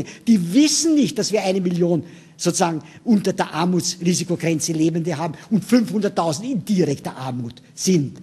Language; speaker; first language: German; native; German